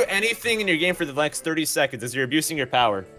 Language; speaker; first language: English; native; English